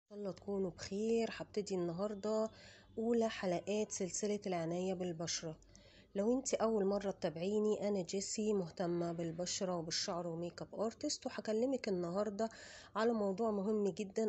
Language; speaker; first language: Arabic; native; Arabic